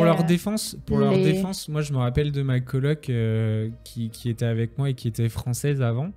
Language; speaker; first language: French; native; French